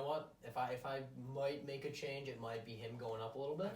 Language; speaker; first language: English; native; English